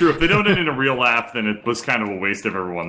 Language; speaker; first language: English; native; English